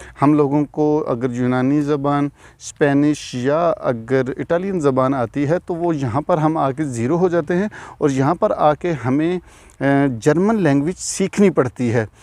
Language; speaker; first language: Urdu; non-native, local second language; Punjabi